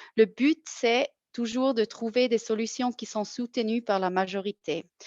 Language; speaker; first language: French; non-native, local second language; German